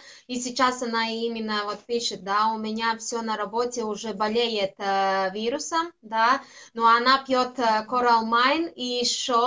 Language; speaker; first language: Russian; non-native, local second language; Latvian